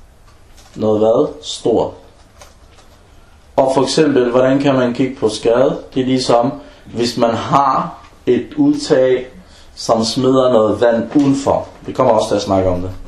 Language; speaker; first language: Danish; non-native, fluent; Arabic